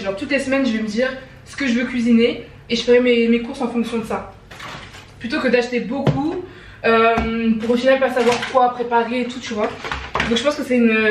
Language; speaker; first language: French; native; French